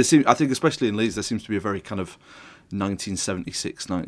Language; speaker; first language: English; native; English